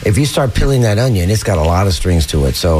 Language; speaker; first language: English; native; English